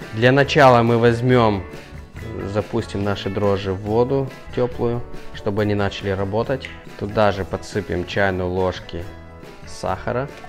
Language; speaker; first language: Russian; early bilingual, heritage; Russian